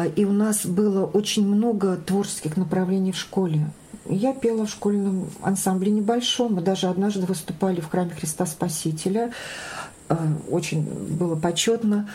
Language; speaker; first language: Russian; native; Russian